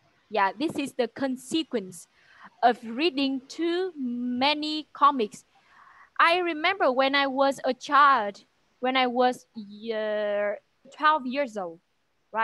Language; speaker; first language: English; non-native, fluent; Vietnamese